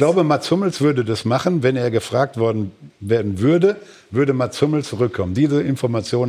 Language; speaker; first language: German; native; German